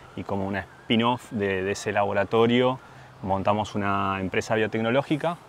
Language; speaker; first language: Spanish; native; Spanish